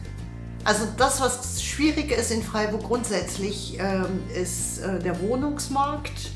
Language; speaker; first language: German; non-native, fluent; French